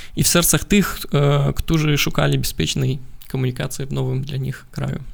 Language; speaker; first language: Polish; non-native, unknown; Belarusian